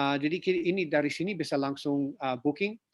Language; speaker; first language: Indonesian; non-native, fluent; English